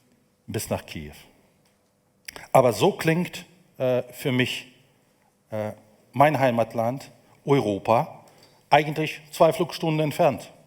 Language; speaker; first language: German; non-native, fluent; Ukrainian